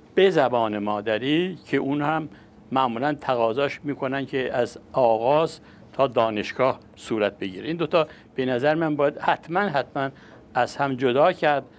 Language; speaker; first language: Persian; non-native, local second language; Azerbaijani